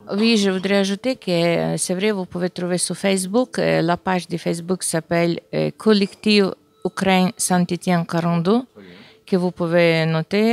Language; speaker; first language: French; non-native, fluent; Ukrainian